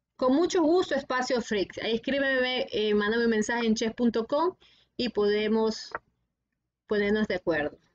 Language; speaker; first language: Spanish; native; Spanish